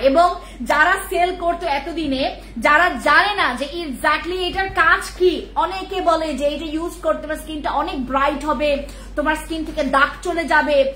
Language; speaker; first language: Bangla; non-native, local second language; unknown